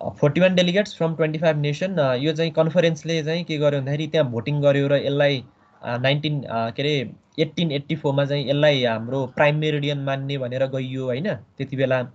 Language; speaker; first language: Nepali; native; Nepali